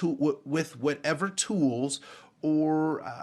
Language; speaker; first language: English; native; English